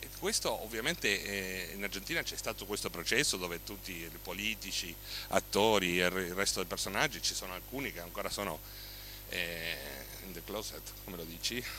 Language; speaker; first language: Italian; non-native, fluent; Spanish